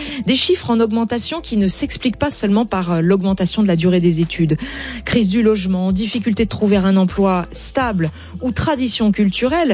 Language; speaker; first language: French; native; French